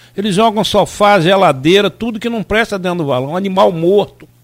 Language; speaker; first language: Portuguese; native; Portuguese